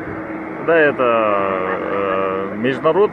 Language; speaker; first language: Russian; non-native, local second language; Kyrgyz